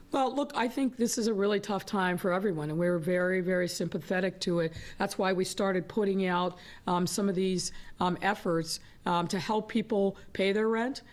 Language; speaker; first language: English; native; English